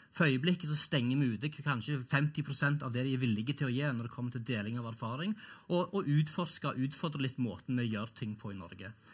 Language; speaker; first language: Norwegian; early bilingual, other home language; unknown